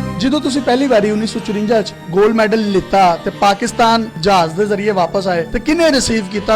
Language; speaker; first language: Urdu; non-native, local second language; Punjabi